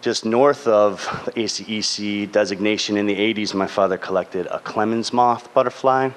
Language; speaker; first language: English; native; English